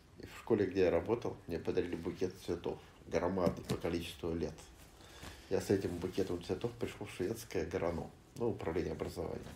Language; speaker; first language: Russian; native; Russian